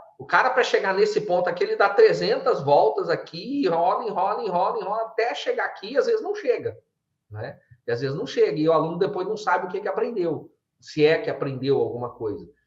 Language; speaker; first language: Portuguese; native; Portuguese